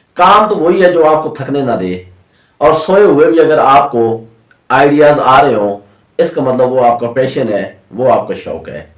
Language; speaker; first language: Urdu; non-native, local second language; Punjabi